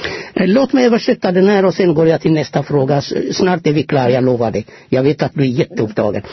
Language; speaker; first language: Swedish; non-native, fluent; Amharic